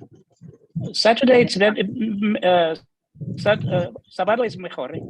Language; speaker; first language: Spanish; non-native, learner; French